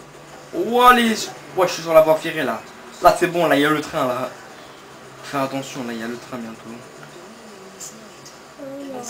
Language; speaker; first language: French; native; French